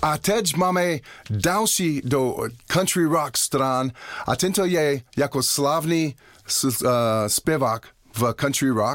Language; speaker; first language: Czech; non-native, learner; English